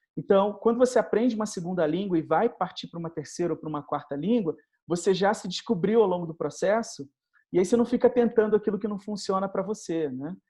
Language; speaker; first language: Portuguese; native; Portuguese